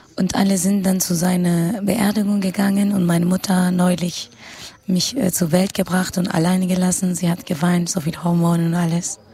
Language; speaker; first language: German; non-native, fluent; Kurdish